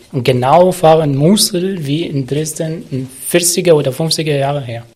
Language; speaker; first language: German; non-native, learner; Arabic